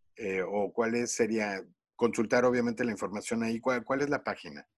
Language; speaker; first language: Spanish; native; Spanish